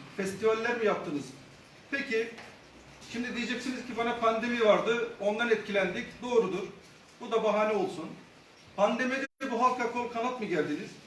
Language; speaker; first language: Turkish; native; Turkish